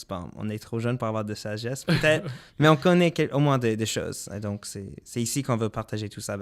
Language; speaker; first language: French; non-native, local second language; English